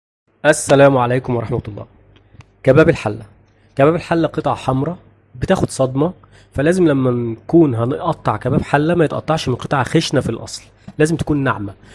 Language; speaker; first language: Arabic; native; Arabic